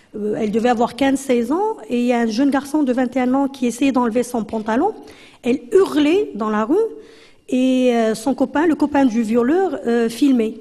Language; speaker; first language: French; non-native, local second language; Arabic